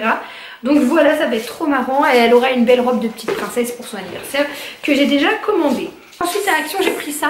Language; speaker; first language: French; native; French